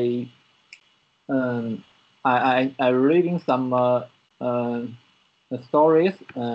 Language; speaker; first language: English; non-native, learner; Chinese